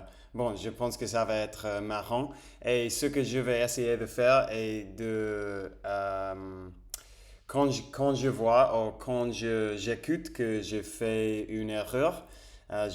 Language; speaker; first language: French; non-native, fluent; Spanish